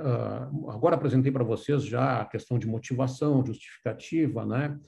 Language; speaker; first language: Portuguese; native; Portuguese